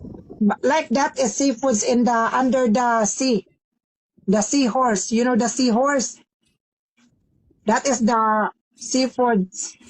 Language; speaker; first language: English; non-native, learner; Filipino